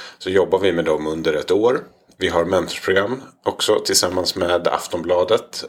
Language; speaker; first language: Swedish; native; Swedish